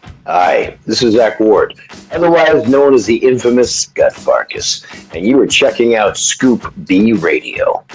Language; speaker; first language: English; native; English